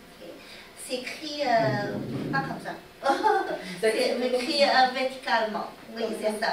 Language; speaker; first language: French; non-native, learner; Chinese